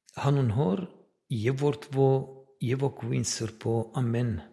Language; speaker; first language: German; non-native, fluent; Arabic